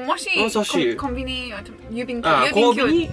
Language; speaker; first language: Japanese; non-native, learner; English